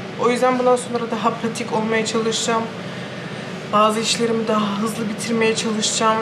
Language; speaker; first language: Turkish; early bilingual, heritage; Turkish